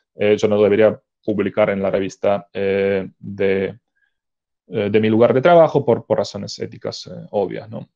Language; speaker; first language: Spanish; non-native, fluent; Czech